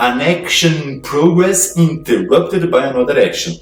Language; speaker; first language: English; non-native, fluent; Portuguese